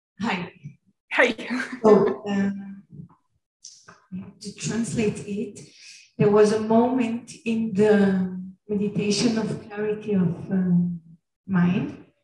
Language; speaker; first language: English; non-native, fluent; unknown